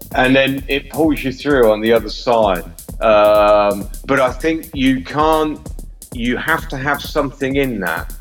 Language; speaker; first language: English; native; English